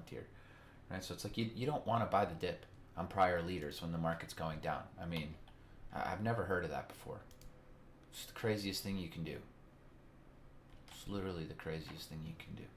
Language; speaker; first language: English; native; English